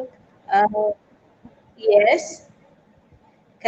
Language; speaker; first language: English; non-native, fluent; Arabic